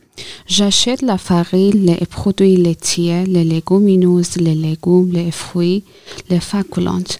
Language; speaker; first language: French; non-native, learner; Persian